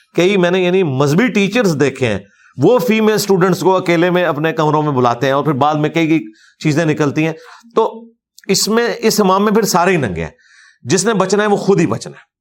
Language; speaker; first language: Urdu; non-native, local second language; Punjabi